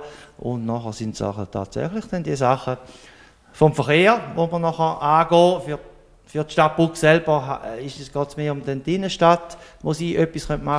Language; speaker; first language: German; native; German